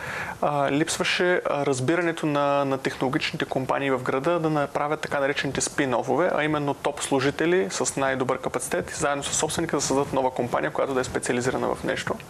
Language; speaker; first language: Bulgarian; native; Bulgarian